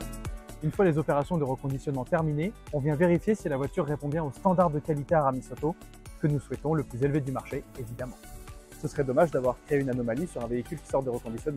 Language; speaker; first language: French; native; French